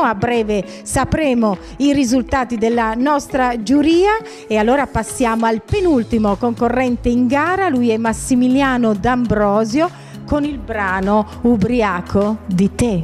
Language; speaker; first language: Italian; native; Italian